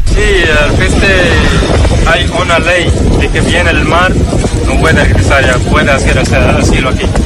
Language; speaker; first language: Spanish; non-native, learner; Arabic